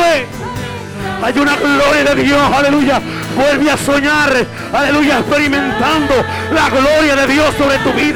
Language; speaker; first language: Spanish; native; Spanish